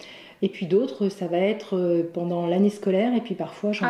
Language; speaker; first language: French; native; French